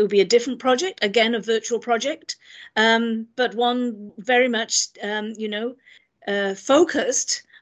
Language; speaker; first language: English; native; English